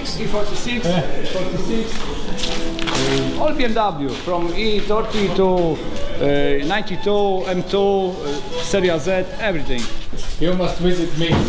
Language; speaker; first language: English; non-native, learner; Czech